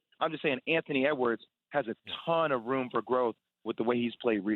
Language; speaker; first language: English; native; English